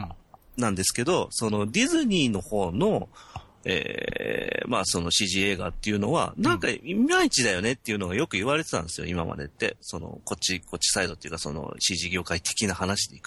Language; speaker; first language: Japanese; native; Japanese